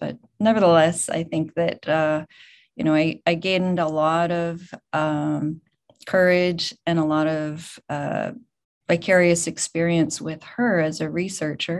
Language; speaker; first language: English; native; English